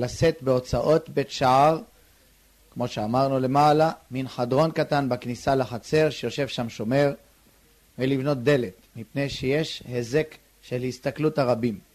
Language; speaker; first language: Hebrew; native; Hebrew